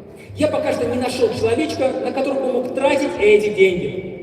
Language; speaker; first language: Russian; native; Russian